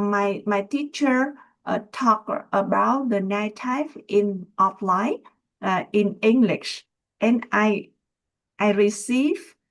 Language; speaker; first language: English; non-native, learner; Vietnamese